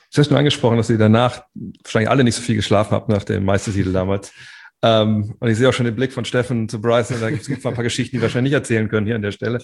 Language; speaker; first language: German; native; German